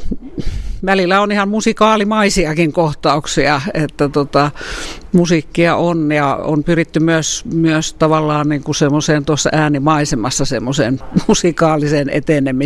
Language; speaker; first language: Finnish; native; Finnish